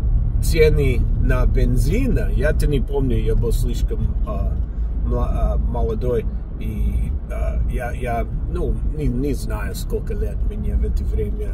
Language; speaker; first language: Russian; non-native, fluent; English